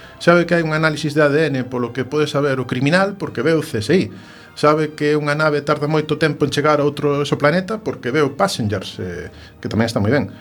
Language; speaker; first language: Galician; native; Galician